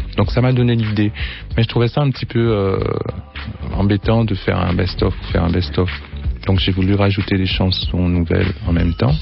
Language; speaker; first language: French; native; French